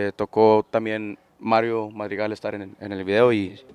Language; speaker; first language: Spanish; native; Spanish